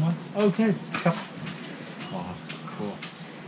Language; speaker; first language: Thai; non-native, fluent; English